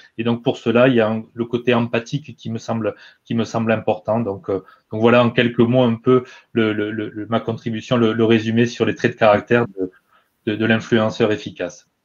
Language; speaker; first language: French; native; French